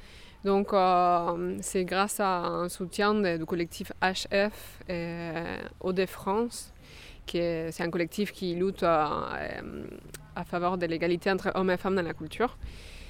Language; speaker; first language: French; non-native, fluent; Spanish